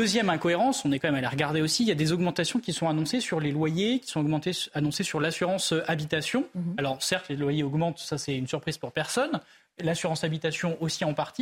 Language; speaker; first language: French; native; French